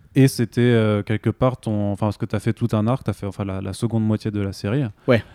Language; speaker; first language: French; native; French